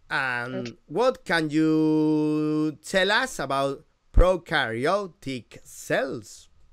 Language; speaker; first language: English; non-native, fluent; Galician